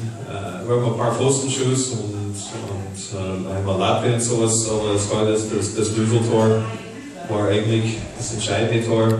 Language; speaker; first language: German; non-native, fluent; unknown